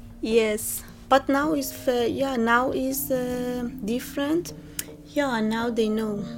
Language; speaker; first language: English; non-native, learner; Persian